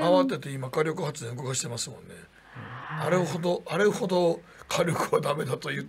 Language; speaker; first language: Japanese; native; Japanese